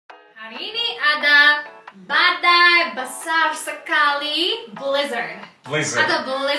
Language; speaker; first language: Indonesian; non-native, learner; English